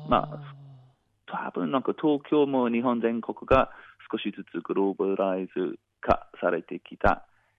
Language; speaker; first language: Japanese; non-native, fluent; English